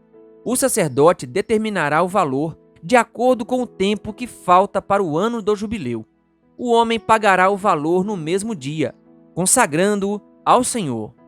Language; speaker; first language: Portuguese; native; Portuguese